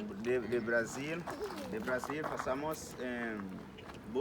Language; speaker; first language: Spanish; non-native, learner; Haitian Creole